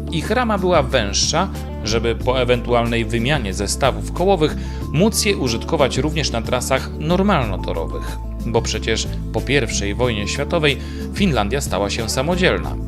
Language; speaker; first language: Polish; native; Polish